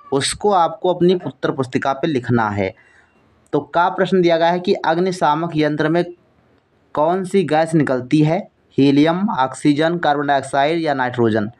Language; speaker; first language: Hindi; native; Hindi